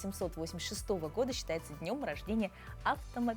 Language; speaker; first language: Russian; native; Russian